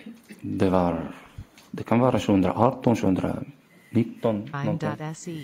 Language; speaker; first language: Swedish; non-native, learner; Arabic